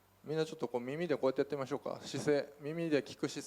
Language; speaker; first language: Japanese; native; Japanese